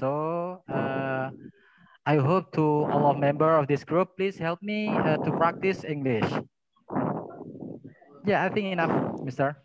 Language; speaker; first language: English; non-native, learner; Indonesian